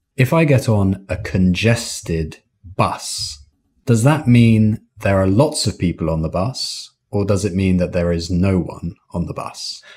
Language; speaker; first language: English; native; English